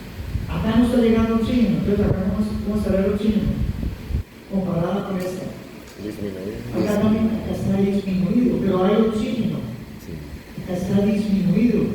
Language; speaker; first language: Spanish; native; Spanish